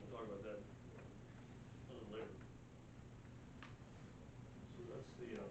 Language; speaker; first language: English; native; English